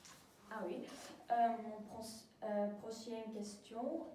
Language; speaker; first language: French; non-native, learner; Dutch